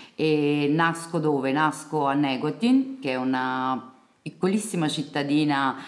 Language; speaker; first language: Italian; early bilingual, other home language; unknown